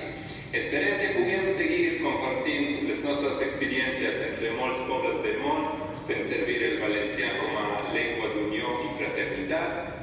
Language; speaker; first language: Catalan; non-native, learner; Hebrew